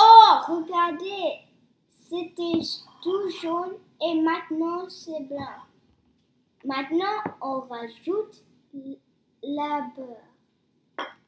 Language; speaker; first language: French; early bilingual, heritage; French